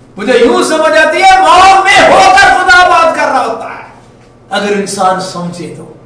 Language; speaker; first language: Urdu; non-native, local second language; Punjabi